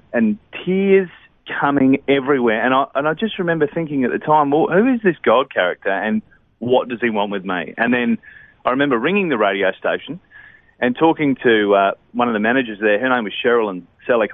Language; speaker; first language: English; native; English